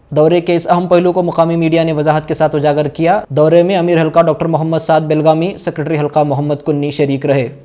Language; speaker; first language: Urdu; native; Urdu